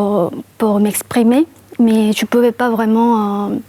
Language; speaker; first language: French; non-native, fluent; Korean